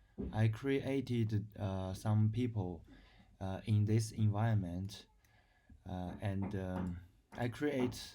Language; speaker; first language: English; non-native, learner; Chinese